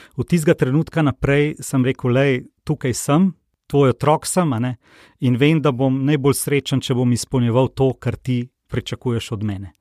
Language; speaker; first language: Slovenian; native; Slovenian